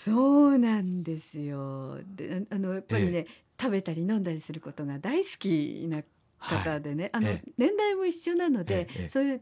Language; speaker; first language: Japanese; native; Japanese